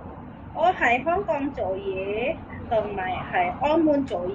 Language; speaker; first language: Cantonese; non-native, learner; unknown